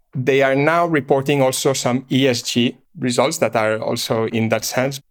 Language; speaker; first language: English; non-native, fluent; Catalan